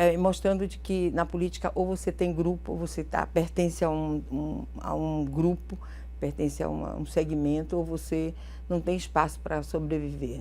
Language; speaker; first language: Portuguese; early bilingual, other home language; Galician